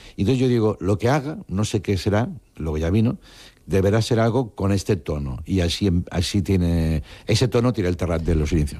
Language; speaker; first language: Spanish; non-native, local second language; Catalan